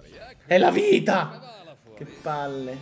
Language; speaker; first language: Italian; native; Italian